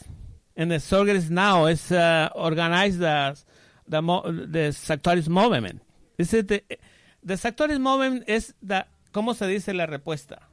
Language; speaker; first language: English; non-native, learner; Spanish